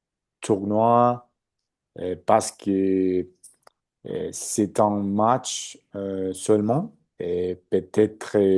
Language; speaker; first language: French; non-native, learner; Spanish